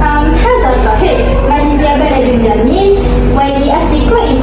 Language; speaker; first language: Arabic; non-native, learner; Malay